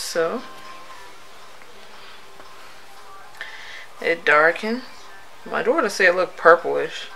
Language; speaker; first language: English; native; English